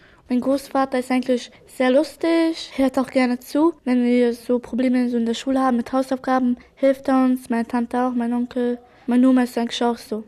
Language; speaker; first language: German; early bilingual, other home language; Bosnian